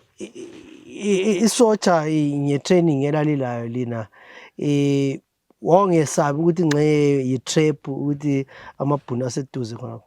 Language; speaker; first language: Zulu; native; Zulu